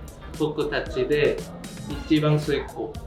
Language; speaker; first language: Japanese; non-native, learner; Korean